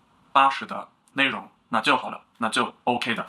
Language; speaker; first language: Chinese; non-native, learner; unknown